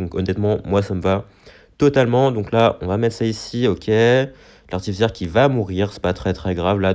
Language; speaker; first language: French; native; French